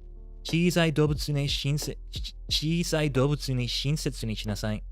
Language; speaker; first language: Japanese; non-native, learner; English